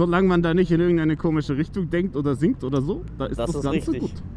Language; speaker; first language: German; native; German